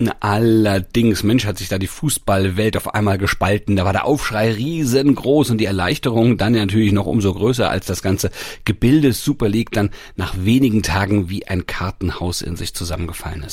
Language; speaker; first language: German; native; German